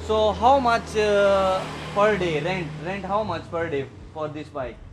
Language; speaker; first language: English; non-native, learner; Urdu